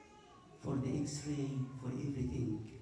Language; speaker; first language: English; non-native, fluent; Arabic